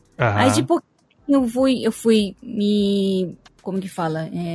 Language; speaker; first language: Portuguese; early bilingual, heritage; Portuguese